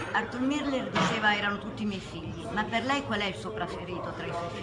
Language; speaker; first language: Italian; native; Italian